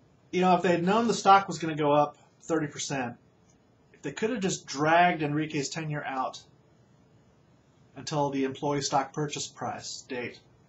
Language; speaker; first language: English; native; English